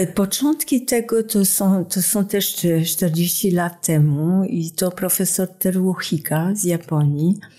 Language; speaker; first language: Polish; non-native, fluent; French